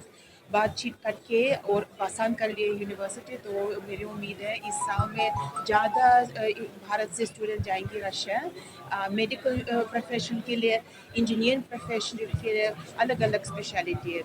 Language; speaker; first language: Hindi; non-native, fluent; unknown